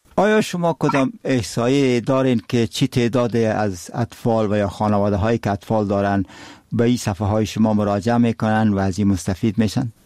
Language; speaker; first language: Persian; native; Persian